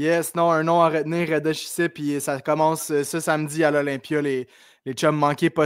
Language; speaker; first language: French; native; French